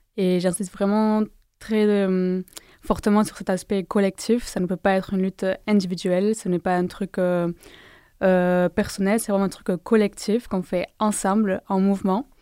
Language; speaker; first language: French; non-native, fluent; Spanish